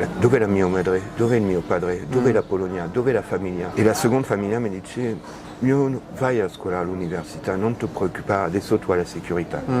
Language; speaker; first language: Italian; non-native, learner; French